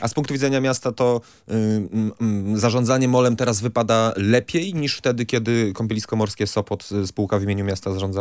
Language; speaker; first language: Polish; native; Polish